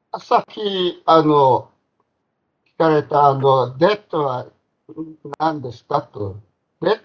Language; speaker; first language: Japanese; non-native, fluent; Chinese